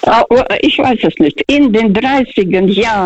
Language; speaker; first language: German; non-native, fluent; Russian